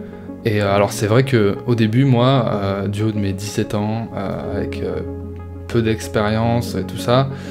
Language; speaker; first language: French; native; French